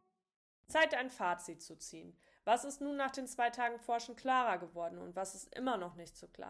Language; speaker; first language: German; native; German